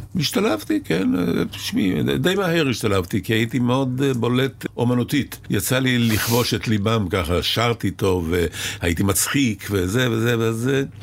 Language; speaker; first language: Hebrew; early bilingual, other home language; Arabic